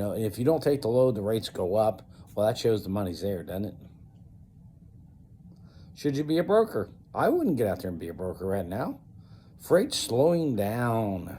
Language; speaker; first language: English; native; English